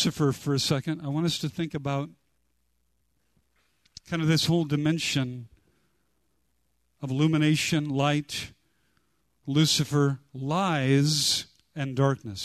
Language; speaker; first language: English; native; English